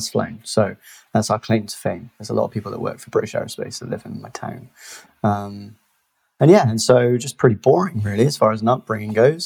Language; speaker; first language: English; native; English